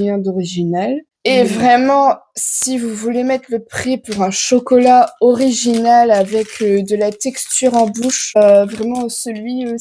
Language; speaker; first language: French; native; French